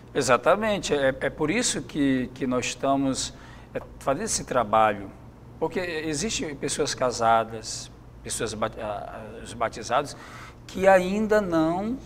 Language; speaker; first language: Portuguese; native; Portuguese